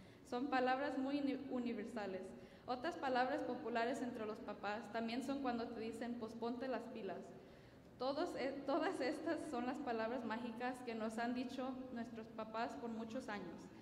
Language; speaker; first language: Spanish; early bilingual, heritage; Spanish